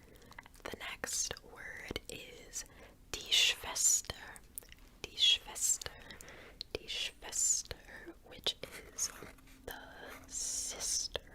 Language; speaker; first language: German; non-native, learner; English